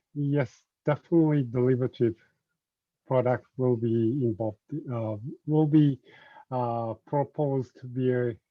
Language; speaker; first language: English; non-native, fluent; Japanese